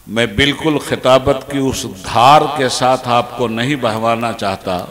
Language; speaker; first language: Urdu; native; Urdu